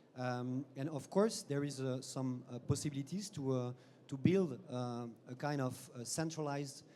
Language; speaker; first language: English; non-native, fluent; French